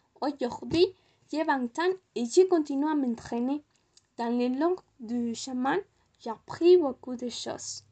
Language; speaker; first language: French; non-native, learner; Spanish